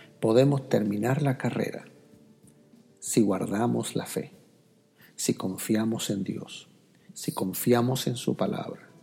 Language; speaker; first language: Spanish; native; Spanish